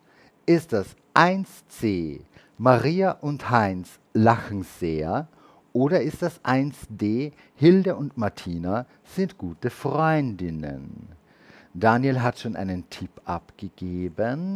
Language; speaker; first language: German; native; German